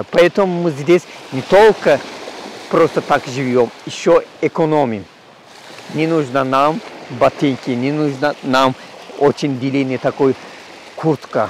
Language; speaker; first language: Russian; non-native, learner; Turkish